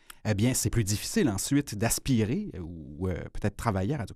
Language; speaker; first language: French; native; French